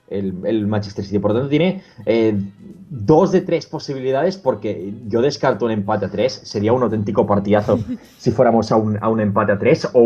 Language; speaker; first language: Spanish; native; Spanish